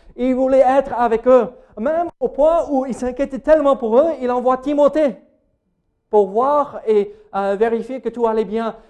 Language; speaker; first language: French; non-native, fluent; English